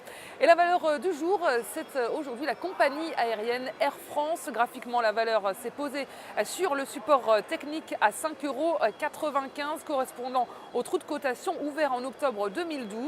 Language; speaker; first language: French; native; French